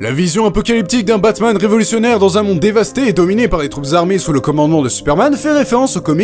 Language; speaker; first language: French; native; French